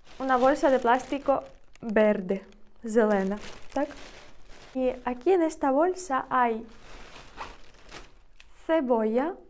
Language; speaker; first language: Spanish; non-native, learner; Ukrainian